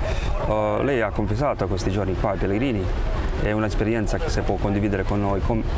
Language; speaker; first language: Italian; non-native, fluent; Croatian